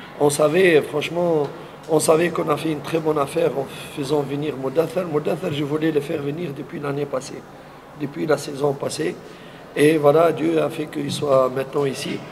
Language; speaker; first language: French; non-native, local second language; Arabic